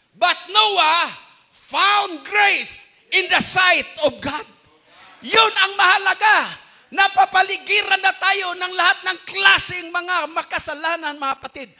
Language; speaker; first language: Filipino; non-native, local second language; Cebuano